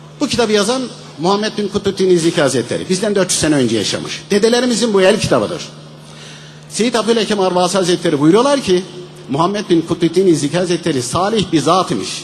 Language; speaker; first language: Turkish; native; Turkish